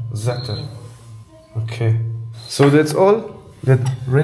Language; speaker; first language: English; non-native, fluent; German